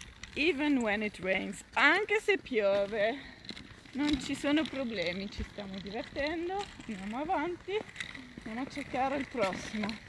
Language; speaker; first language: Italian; non-native, fluent; Dutch